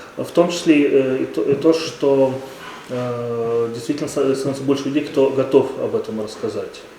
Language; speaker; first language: Russian; native; Russian